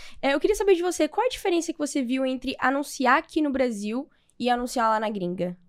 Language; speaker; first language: Portuguese; native; Portuguese